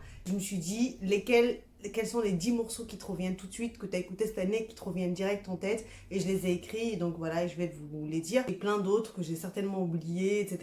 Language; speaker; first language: French; native; French